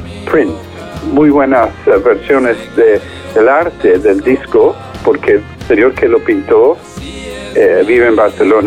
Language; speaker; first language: Spanish; non-native, fluent; English